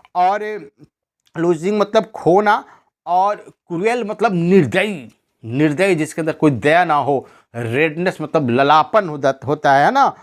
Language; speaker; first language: Hindi; non-native, local second language; Bhojpuri